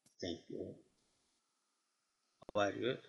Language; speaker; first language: English; non-native, learner; Azerbaijani